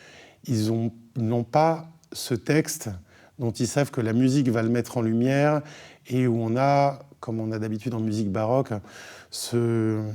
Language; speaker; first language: French; native; French